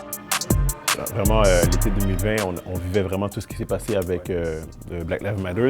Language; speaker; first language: French; native; French